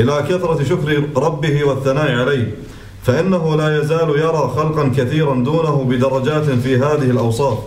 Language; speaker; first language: Arabic; native; Arabic